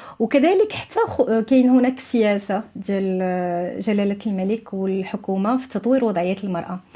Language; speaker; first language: Arabic; native; Arabic